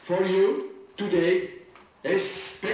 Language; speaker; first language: English; non-native, learner; French